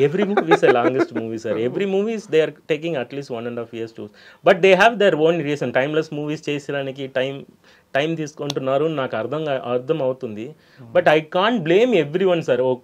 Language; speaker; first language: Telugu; non-native, fluent; Tamil